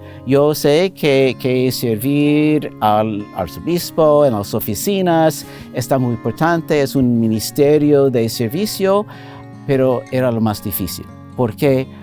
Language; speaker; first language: Spanish; non-native, fluent; English